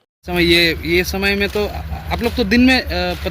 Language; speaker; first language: Hindi; non-native, local second language; Bangla